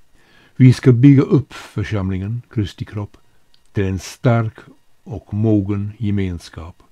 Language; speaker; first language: Swedish; non-native, fluent; English